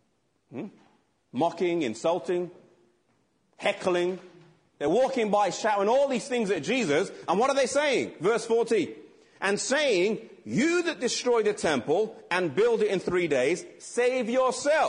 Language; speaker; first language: English; native; English